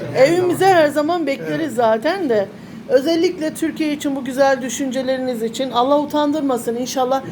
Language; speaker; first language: Turkish; native; Turkish